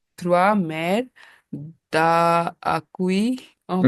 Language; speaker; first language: French; non-native, learner; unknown